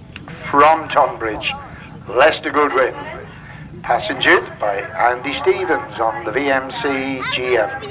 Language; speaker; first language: English; native; English